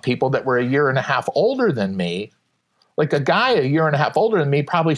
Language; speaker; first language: English; native; English